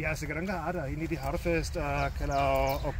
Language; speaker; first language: Indonesian; non-native, learner; German